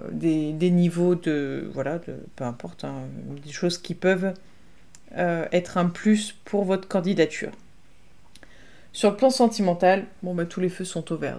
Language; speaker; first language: French; native; French